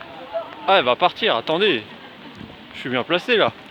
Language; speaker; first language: French; native; French